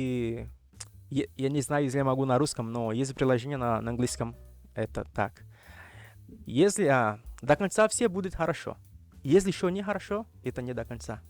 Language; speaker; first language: Russian; non-native, learner; Portuguese